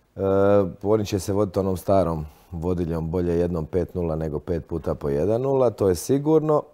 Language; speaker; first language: Croatian; native; Croatian